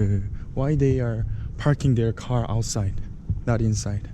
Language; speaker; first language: English; non-native, learner; Korean